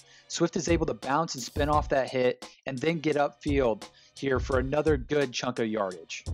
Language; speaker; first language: English; native; English